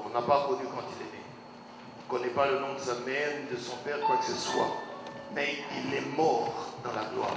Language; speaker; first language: French; non-native, local second language; Lingala